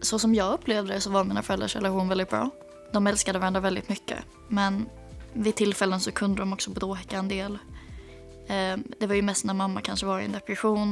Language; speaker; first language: Swedish; native; Swedish